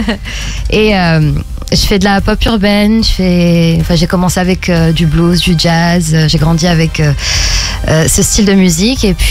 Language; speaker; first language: French; non-native, local second language; Arabic